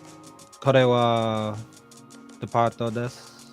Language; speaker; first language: Japanese; non-native, learner; English